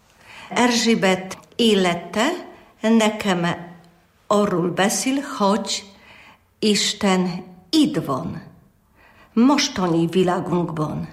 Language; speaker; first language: Hungarian; non-native, learner; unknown